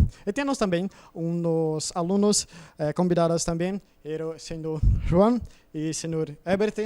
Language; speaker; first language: Spanish; non-native, learner; Portuguese